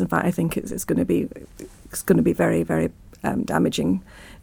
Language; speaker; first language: English; native; English